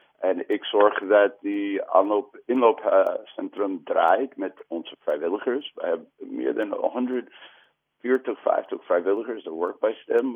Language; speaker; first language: Dutch; non-native, fluent; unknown